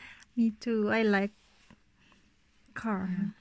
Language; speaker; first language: English; non-native, fluent; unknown